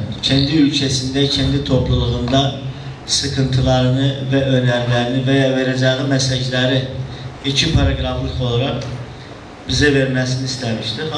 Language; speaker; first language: Turkish; native; Turkish